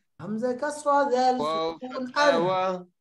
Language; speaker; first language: Arabic; non-native, learner; Bangla